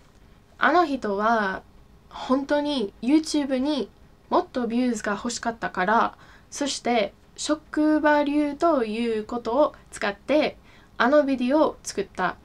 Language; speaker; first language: Japanese; non-native, fluent; English